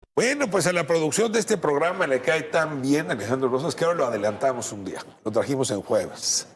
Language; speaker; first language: Spanish; native; Spanish